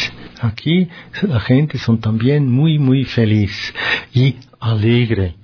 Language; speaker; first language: Spanish; non-native, learner; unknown